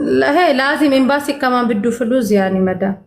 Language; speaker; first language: Arabic; non-native, learner; Amharic